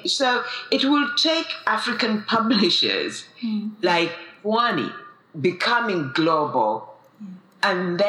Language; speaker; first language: English; non-native, local second language; Ganda